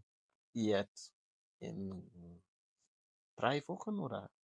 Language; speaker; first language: German; non-native, learner; English